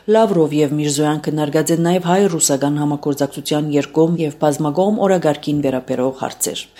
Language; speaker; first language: Armenian; early bilingual, heritage; Armenian